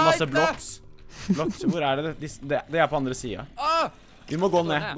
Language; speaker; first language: Norwegian; native; Norwegian